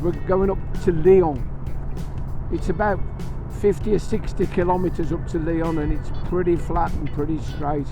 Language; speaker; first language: English; native; English